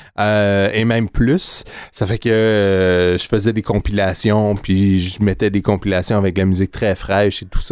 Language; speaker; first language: French; native; French